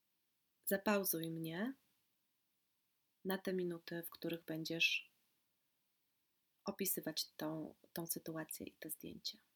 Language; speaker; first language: Polish; native; Polish